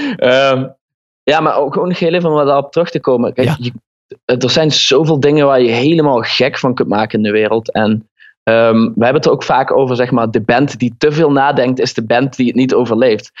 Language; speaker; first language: Dutch; native; Dutch